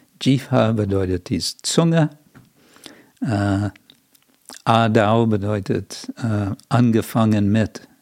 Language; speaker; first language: German; non-native, fluent; English